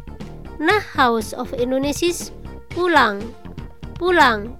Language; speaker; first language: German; non-native, learner; Indonesian